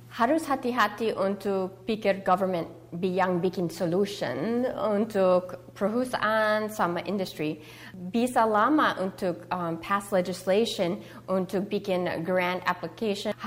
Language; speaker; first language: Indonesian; early bilingual, heritage; Indonesian